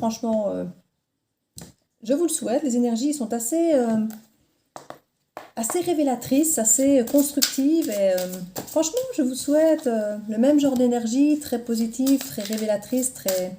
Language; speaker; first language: French; native; French